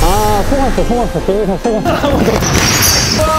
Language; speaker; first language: Korean; native; Korean